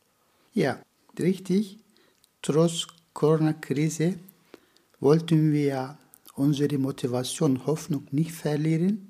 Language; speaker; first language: German; non-native, fluent; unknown